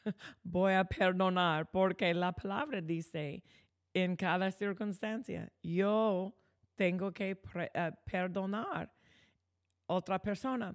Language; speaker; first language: Spanish; non-native, fluent; English